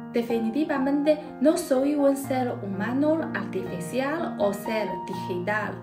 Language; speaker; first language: Spanish; non-native, fluent; Chinese